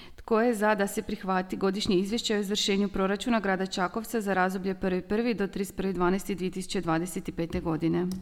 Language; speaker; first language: Croatian; native; Croatian